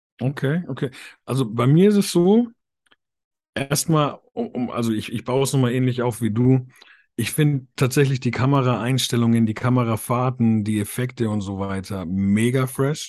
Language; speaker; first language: German; native; German